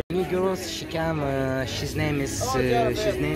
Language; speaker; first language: English; non-native, learner; Russian